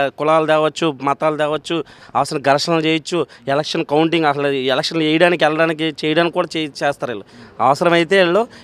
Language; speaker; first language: Telugu; native; Telugu